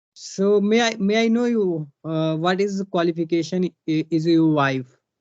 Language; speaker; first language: English; non-native, learner; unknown